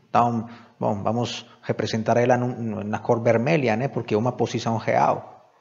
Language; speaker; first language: Portuguese; non-native, fluent; Spanish